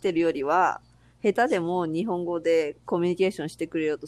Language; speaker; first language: Japanese; non-native, fluent; English